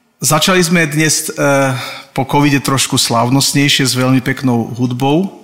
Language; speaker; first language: Slovak; native; Slovak